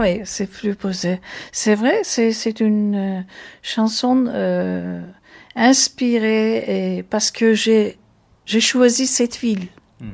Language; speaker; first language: French; non-native, fluent; Turkish